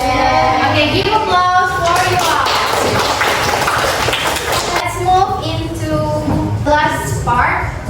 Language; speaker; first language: English; non-native, learner; Indonesian